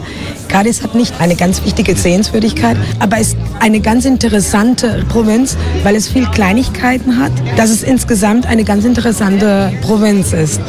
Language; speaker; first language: German; non-native, fluent; Spanish